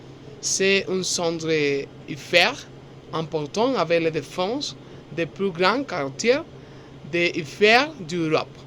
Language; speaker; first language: French; non-native, learner; Spanish